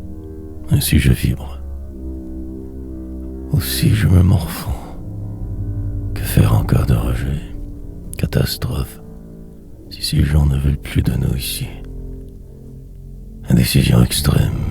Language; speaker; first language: French; native; French